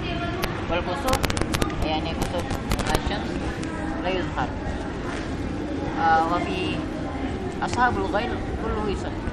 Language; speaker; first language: Arabic; non-native, learner; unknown